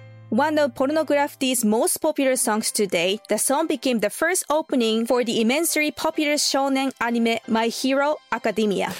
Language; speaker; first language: English; non-native, fluent; Japanese